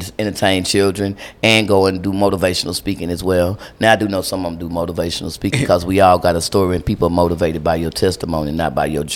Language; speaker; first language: English; native; English